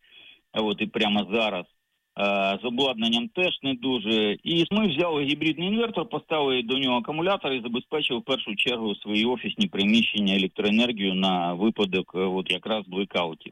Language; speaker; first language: Ukrainian; native; Ukrainian